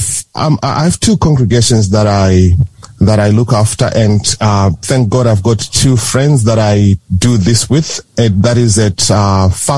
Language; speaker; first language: English; non-native, local second language; Shona